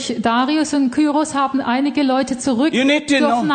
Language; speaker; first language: German; native; German